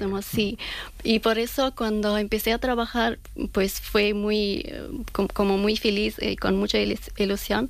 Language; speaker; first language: Spanish; non-native, learner; Persian